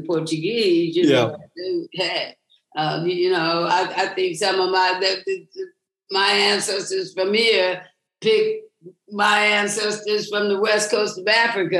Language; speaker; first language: English; native; English